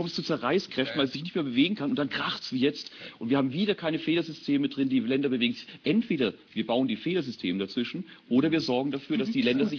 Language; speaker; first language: German; native; German